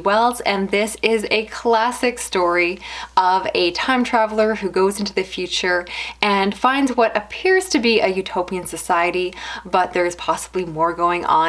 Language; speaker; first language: English; native; English